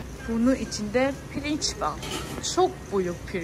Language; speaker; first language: Turkish; non-native, learner; Korean